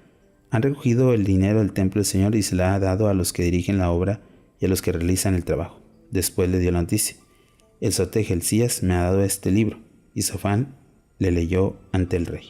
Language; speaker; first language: Spanish; native; Spanish